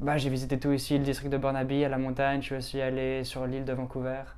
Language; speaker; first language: French; native; French